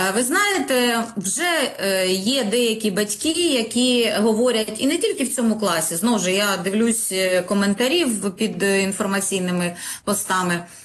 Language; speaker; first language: Ukrainian; non-native, local second language; Russian